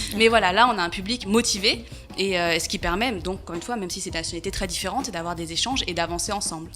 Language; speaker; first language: French; native; French